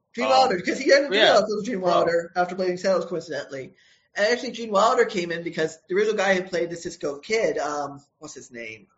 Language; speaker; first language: English; native; English